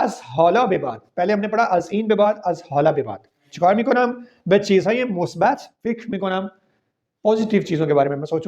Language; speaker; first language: Persian; non-native, fluent; Urdu